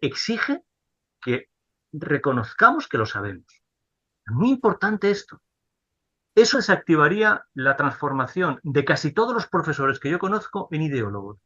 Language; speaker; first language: Spanish; native; Spanish